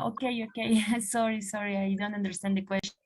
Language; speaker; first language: English; non-native, learner; Spanish